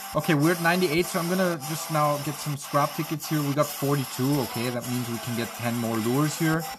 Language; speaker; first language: English; non-native, fluent; German